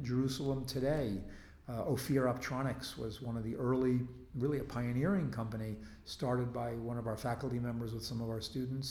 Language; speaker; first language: English; native; English